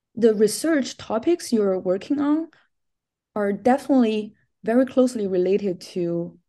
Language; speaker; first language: English; non-native, fluent; Chinese